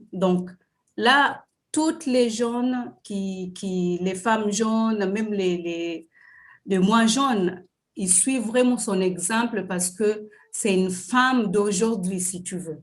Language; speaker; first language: French; non-native, fluent; Swahili